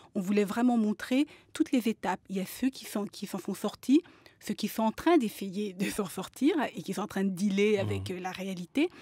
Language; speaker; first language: French; native; French